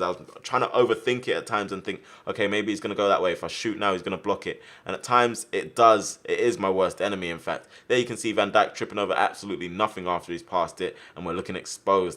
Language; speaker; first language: English; native; English